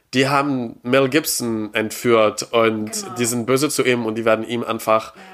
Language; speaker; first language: German; non-native, fluent; English